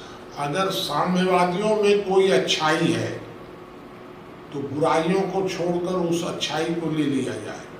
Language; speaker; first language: Hindi; native; Hindi